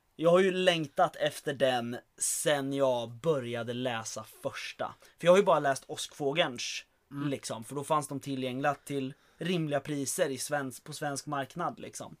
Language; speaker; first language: Swedish; native; Swedish